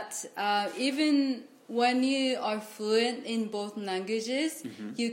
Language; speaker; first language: English; non-native, fluent; Japanese